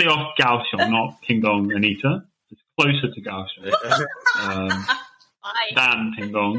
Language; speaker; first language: English; native; English